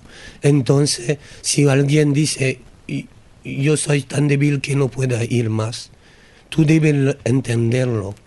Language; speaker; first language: Spanish; non-native, learner; French